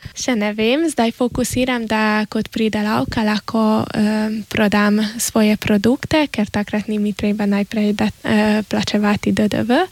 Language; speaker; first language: Slovenian; early bilingual, heritage; Slovenian